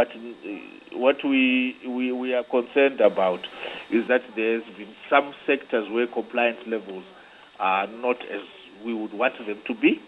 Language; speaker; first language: English; non-native, local second language; Shona